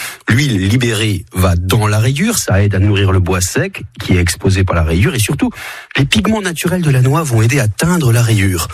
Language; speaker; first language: French; native; French